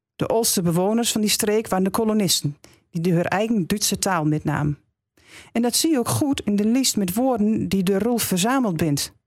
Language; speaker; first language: Dutch; native; Dutch